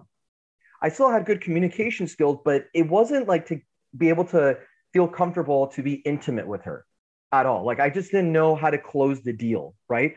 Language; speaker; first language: English; native; English